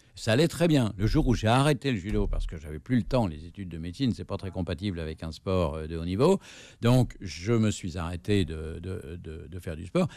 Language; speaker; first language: French; native; French